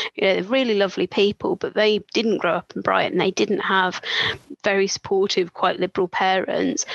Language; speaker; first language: English; native; English